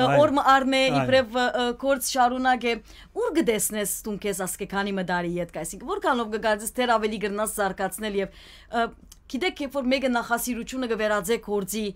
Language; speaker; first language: Armenian; early bilingual, heritage; Armenian